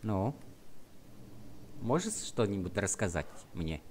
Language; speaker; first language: Russian; non-native, fluent; Vietnamese